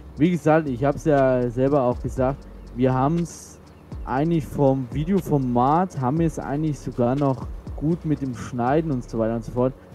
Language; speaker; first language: German; early bilingual, other home language; Turkish